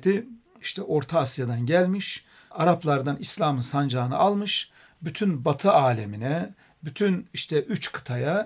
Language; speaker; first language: Turkish; native; Turkish